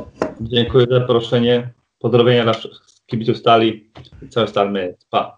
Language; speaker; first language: Polish; early bilingual, heritage; Polish